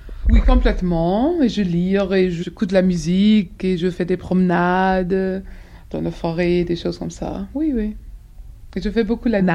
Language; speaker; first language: French; non-native, fluent; English